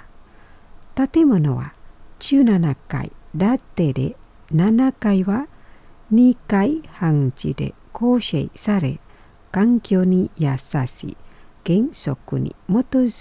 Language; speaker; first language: Japanese; non-native, fluent; Indonesian